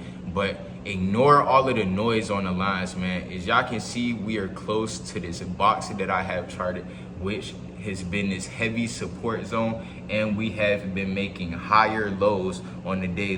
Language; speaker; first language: English; native; English